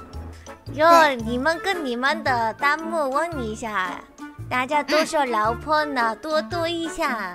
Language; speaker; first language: Chinese; non-native, learner; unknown